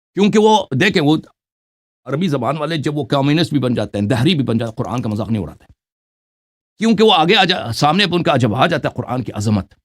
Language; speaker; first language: Urdu; non-native, fluent; Persian